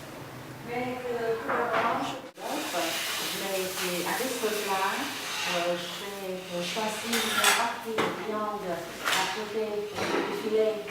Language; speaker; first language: French; non-native, fluent; Vietnamese